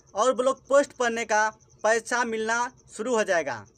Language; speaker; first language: Hindi; native; Hindi